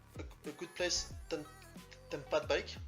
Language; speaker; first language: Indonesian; non-native, learner; French